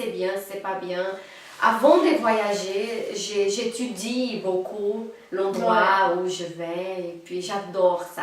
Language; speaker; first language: French; non-native, fluent; Portuguese